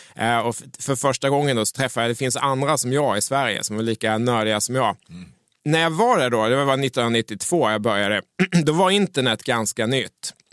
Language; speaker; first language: Swedish; native; Swedish